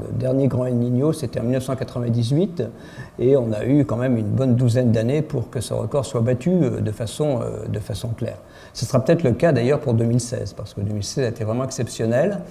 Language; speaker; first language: French; native; French